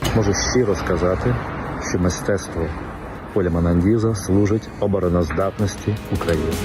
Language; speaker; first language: Ukrainian; non-native, fluent; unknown